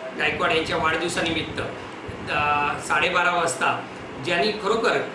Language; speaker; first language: Marathi; native; Marathi